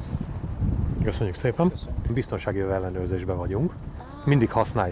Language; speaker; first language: Hungarian; native; Hungarian